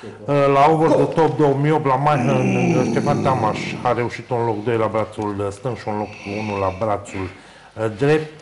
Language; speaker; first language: Romanian; native; Romanian